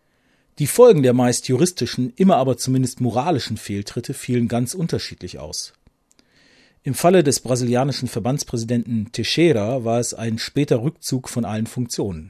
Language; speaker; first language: German; native; German